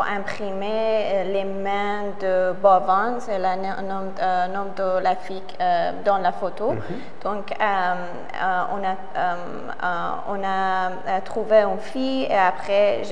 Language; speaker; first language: French; non-native, learner; Persian